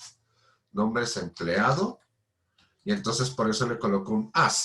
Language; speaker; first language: Spanish; native; Spanish